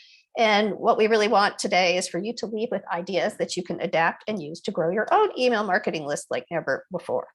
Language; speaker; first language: English; native; English